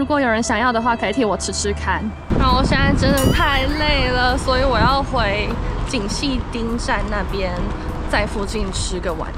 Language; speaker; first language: Chinese; native; Chinese